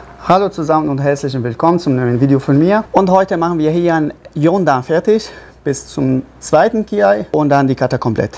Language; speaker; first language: German; non-native, fluent; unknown